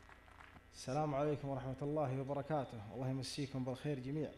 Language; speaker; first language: Arabic; native; Arabic